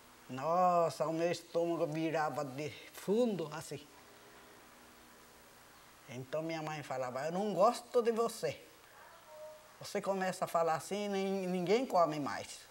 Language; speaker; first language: Portuguese; early bilingual, other home language; Japanese